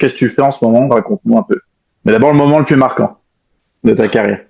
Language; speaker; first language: French; native; French